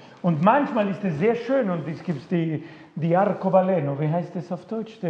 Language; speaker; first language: German; non-native, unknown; Spanish